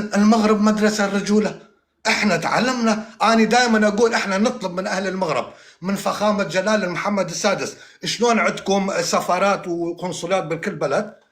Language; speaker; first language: Arabic; non-native, local second language; Kurdish